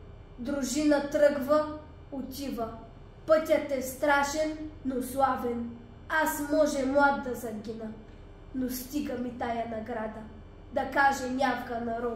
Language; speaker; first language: Bulgarian; native; Bulgarian